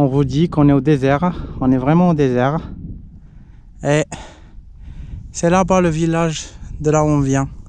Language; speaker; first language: French; native; French